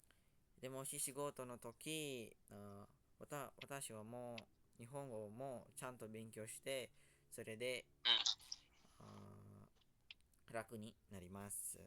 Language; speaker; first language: Japanese; non-native, learner; Indonesian